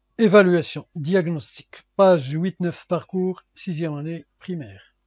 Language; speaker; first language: French; non-native, local second language; Arabic